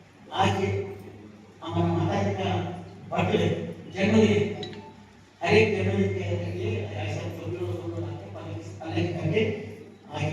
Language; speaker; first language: Hindi; non-native, local second language; Telugu